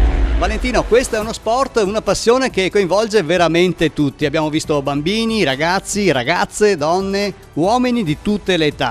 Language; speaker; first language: Italian; native; Italian